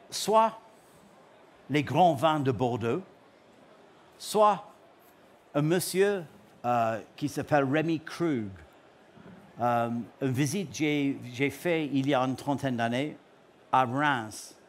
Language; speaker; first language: French; non-native, learner; English